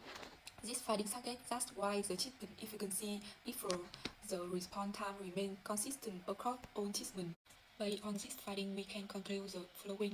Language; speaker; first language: English; non-native, learner; Vietnamese